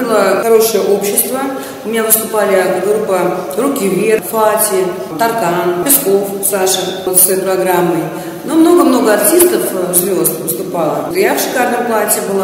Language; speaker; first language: Russian; native; Russian